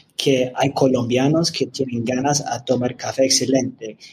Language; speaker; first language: Spanish; non-native, fluent; English